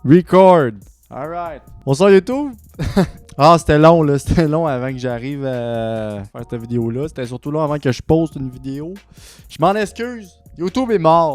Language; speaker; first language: French; native; French